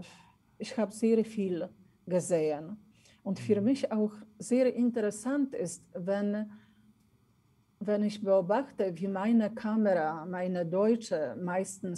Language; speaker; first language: German; non-native, fluent; Polish